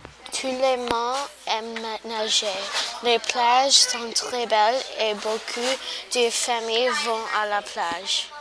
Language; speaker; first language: French; non-native, learner; English